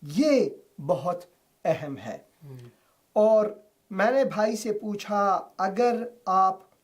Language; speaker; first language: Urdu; non-native, fluent; Persian